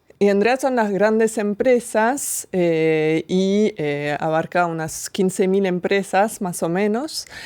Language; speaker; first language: Spanish; non-native, fluent; French